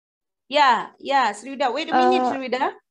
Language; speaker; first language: English; non-native, fluent; Indonesian